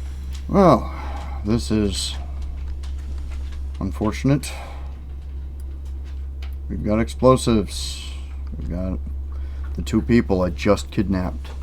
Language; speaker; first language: English; native; English